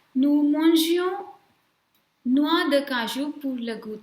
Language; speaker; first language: French; non-native, fluent; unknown